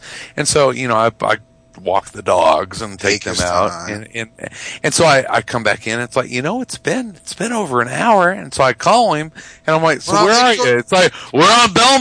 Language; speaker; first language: English; native; English